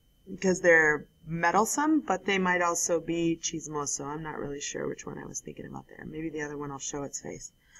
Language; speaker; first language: English; native; English